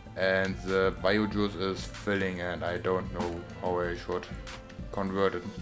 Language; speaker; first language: English; non-native, learner; German